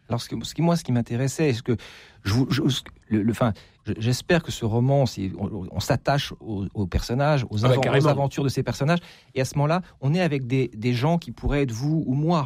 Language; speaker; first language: French; native; French